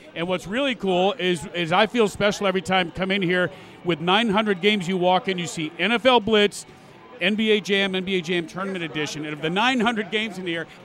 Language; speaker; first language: English; native; English